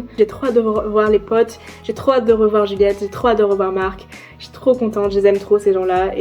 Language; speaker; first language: French; native; French